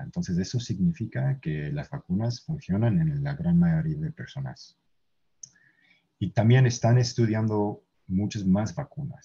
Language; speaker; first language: Spanish; non-native, fluent; English